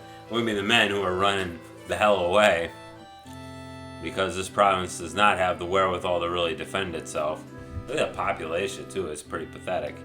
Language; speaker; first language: English; native; English